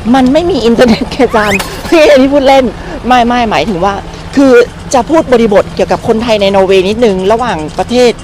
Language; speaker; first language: Thai; native; Thai